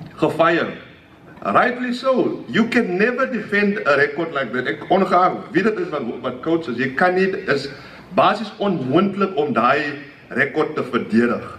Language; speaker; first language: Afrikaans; native; Afrikaans